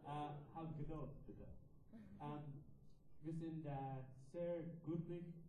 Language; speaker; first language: German; non-native, learner; English